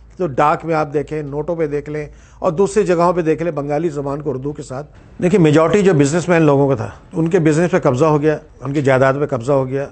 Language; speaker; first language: Urdu; native; Urdu